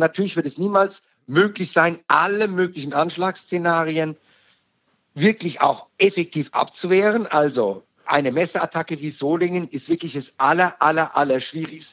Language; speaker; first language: German; native; German